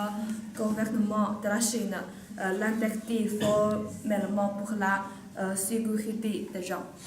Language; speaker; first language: French; non-native, learner; Chinese